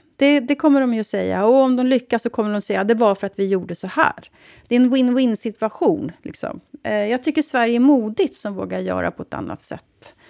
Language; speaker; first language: Swedish; native; Swedish